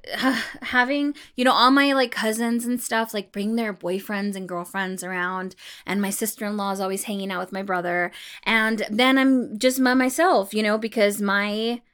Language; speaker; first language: English; early bilingual, other home language; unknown